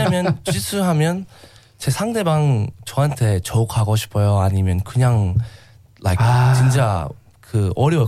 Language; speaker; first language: Korean; non-native, learner; English